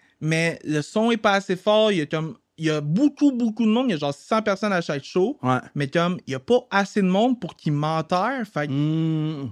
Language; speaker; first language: French; native; French